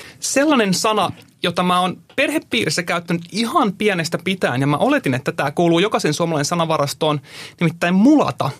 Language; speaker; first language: Finnish; native; Finnish